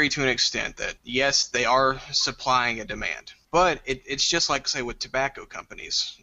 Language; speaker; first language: English; native; English